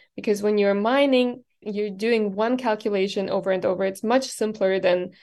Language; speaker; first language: English; non-native, fluent; German